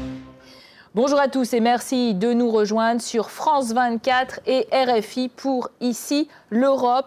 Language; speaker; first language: French; native; French